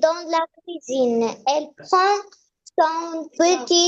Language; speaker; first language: French; non-native, learner; Arabic